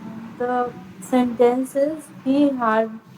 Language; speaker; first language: English; non-native, learner; Hindi